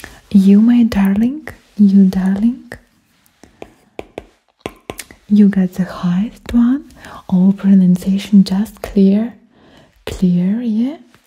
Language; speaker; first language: English; non-native, fluent; Ukrainian